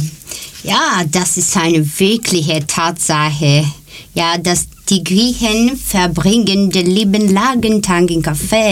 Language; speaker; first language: German; non-native, learner; Greek